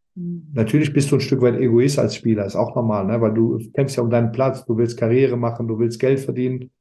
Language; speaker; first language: German; early bilingual, other home language; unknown